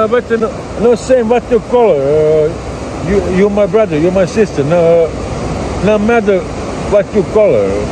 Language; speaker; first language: English; non-native, learner; Bosnian